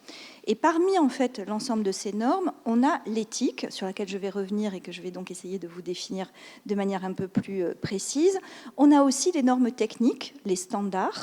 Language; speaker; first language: French; native; French